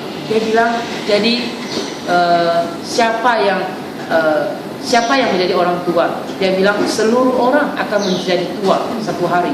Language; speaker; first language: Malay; non-native, fluent; Chinese